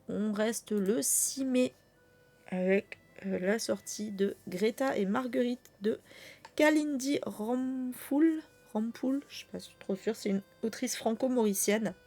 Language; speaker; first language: French; native; French